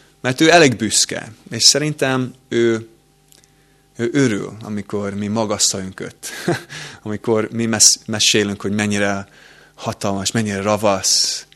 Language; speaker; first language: Hungarian; non-native, fluent; English